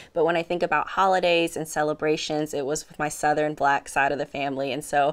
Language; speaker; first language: English; native; English